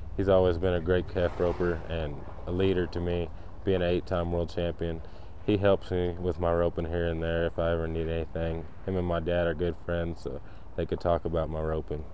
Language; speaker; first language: English; native; English